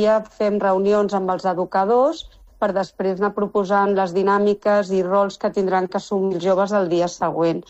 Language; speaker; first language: Catalan; non-native, local second language; Spanish